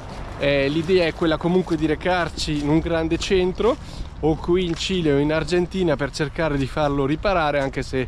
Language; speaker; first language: Italian; native; Italian